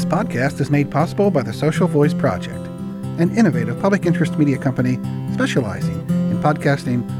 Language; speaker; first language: English; early bilingual, other home language; Italian